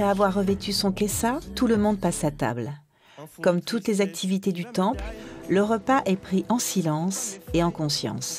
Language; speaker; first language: French; native; French